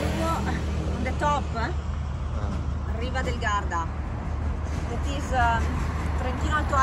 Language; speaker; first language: English; non-native, fluent; Italian